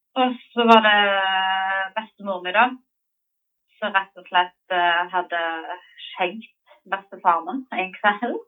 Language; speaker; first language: Norwegian; native; Norwegian